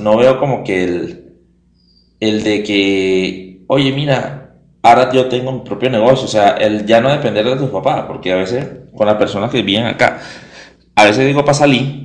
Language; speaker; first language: Spanish; native; Spanish